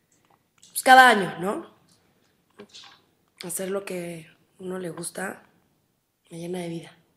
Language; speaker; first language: Spanish; native; Spanish